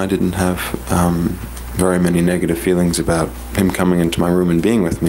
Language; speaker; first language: English; native; English